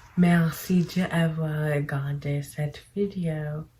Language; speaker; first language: French; non-native, learner; English